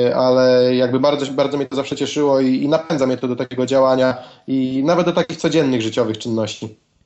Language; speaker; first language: Polish; native; Polish